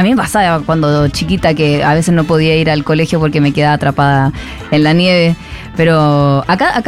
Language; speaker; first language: Spanish; native; Spanish